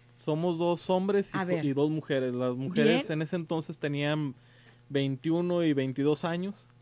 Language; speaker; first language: Spanish; native; Spanish